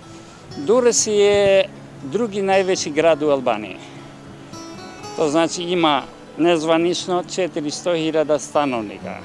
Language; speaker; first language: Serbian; non-native, learner; Albanian